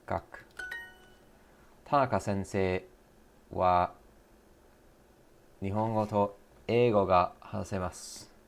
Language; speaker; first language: Japanese; non-native, learner; English